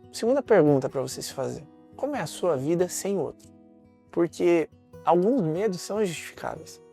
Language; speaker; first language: Portuguese; native; Portuguese